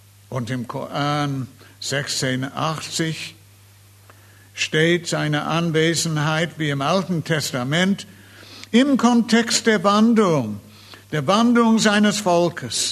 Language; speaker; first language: German; non-native, fluent; English